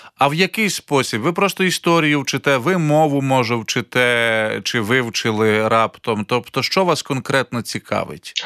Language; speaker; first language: Ukrainian; native; Ukrainian